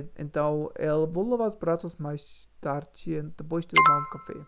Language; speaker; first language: Portuguese; non-native, learner; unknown